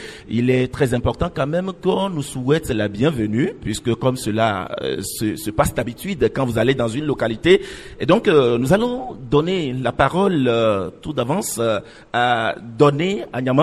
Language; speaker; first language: French; non-native, local second language; Ewe